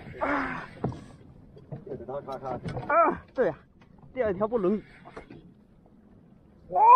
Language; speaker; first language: Chinese; native; Chinese